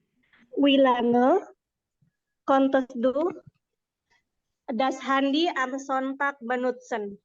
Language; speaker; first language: German; non-native, learner; Indonesian